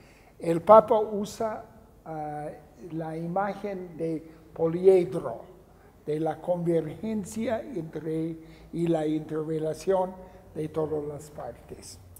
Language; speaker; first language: Spanish; non-native, fluent; English